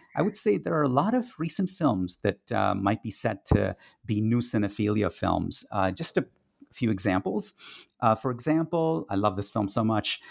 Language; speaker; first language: English; non-native, local second language; Tamil